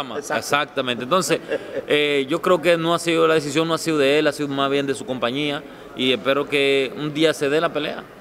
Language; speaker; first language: Spanish; native; Spanish